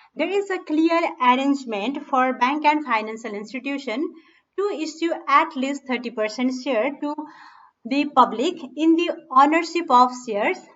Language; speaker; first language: English; non-native, local second language; Nepali